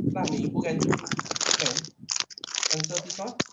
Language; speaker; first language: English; non-native, local second language; Chinese